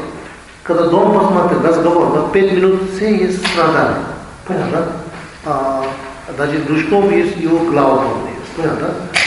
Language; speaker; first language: Russian; non-native, learner; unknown